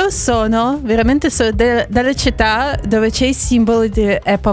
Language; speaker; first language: Italian; non-native, learner; Russian